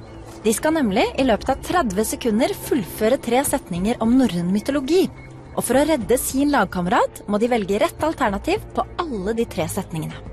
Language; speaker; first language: Norwegian; native; Norwegian